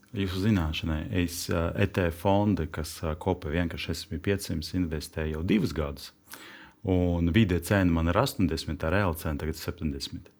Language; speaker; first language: Latvian; non-native, local second language; Russian